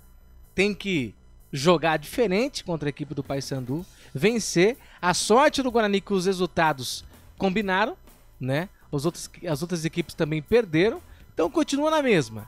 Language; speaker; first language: Portuguese; native; Portuguese